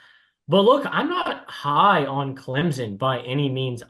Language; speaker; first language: English; native; English